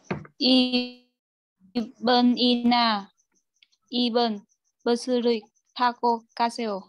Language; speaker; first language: Korean; non-native, learner; Vietnamese